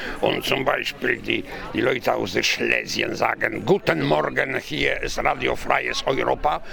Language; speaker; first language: German; non-native, learner; Polish